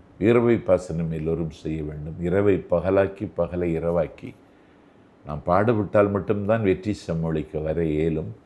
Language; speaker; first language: Tamil; native; Tamil